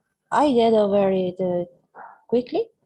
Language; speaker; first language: English; non-native, learner; Spanish